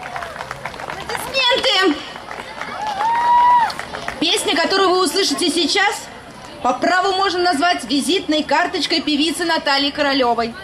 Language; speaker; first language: Russian; native; Russian